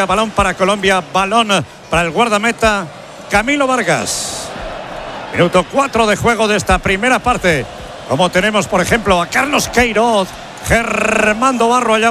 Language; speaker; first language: Spanish; native; Spanish